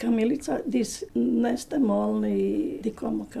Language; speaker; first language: Danish; non-native, learner; Bosnian